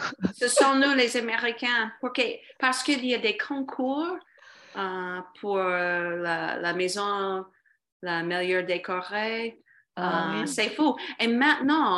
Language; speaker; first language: French; non-native, fluent; English